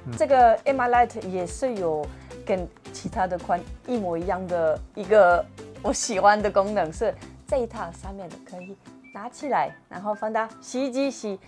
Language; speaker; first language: Chinese; non-native, fluent; French